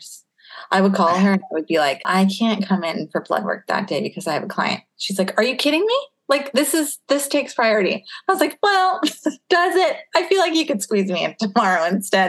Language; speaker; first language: English; native; English